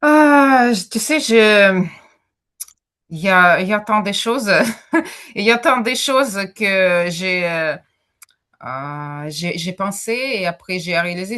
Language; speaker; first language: French; non-native, fluent; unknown